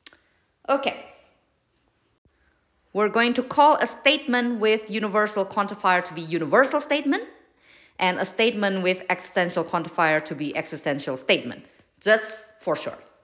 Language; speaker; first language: English; non-native, fluent; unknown